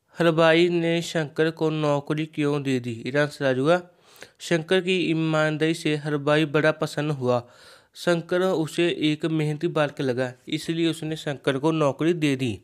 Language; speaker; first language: Hindi; non-native, local second language; Punjabi